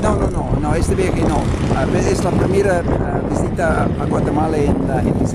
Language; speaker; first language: Spanish; non-native, fluent; English